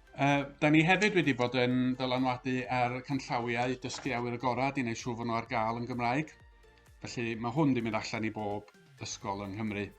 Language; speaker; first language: Welsh; native; Welsh